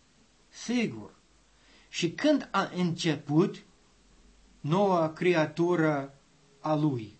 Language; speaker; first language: Romanian; non-native, learner; English